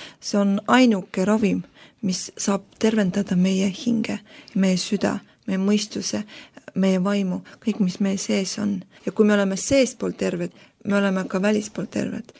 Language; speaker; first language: Estonian; non-native, local second language; Russian